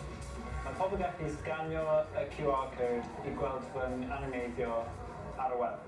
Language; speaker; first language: Welsh; non-native, local second language; English